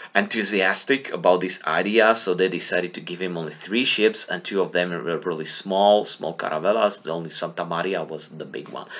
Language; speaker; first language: English; non-native, fluent; Slovak